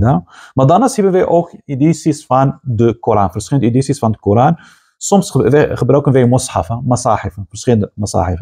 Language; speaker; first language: Dutch; non-native, fluent; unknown